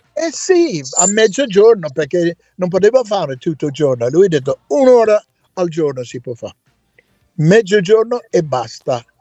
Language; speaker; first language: Italian; non-native, fluent; English